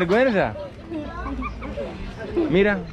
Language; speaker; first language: Spanish; non-native, learner; Greek